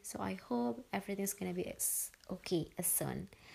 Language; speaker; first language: English; non-native, learner; Indonesian